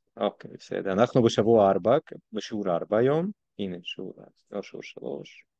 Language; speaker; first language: Hebrew; non-native, fluent; Russian